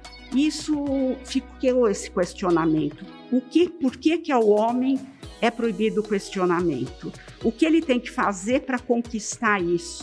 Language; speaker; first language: Portuguese; native; Portuguese